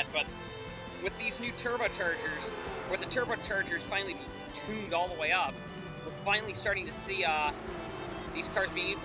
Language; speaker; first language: English; native; English